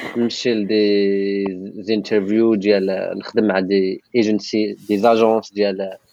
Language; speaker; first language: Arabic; non-native, local second language; Tachelhit